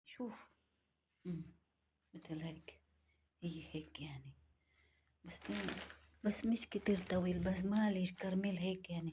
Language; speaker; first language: Arabic; non-native, learner; Filipino